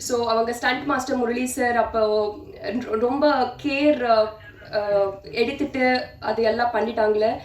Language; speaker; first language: Tamil; non-native, learner; Telugu